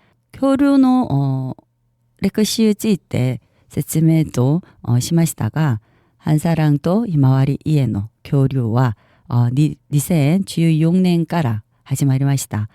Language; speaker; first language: Japanese; non-native, learner; Korean